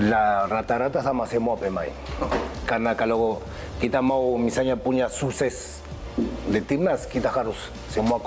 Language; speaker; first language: Indonesian; non-native, fluent; Spanish